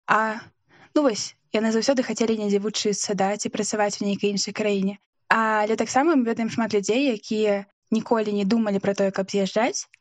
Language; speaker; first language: Belarusian; non-native, local second language; Russian